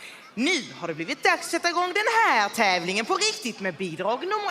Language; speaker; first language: Swedish; native; Swedish